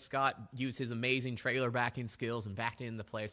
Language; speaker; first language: English; native; English